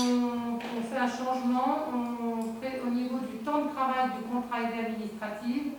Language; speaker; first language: French; native; French